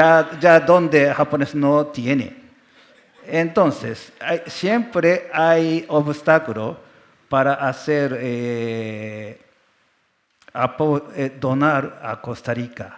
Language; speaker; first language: Spanish; non-native, learner; Japanese